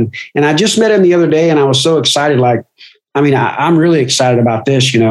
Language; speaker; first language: English; native; English